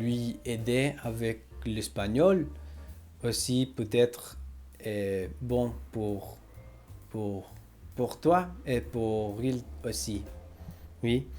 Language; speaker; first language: French; non-native, learner; English